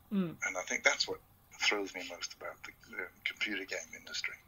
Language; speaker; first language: English; native; English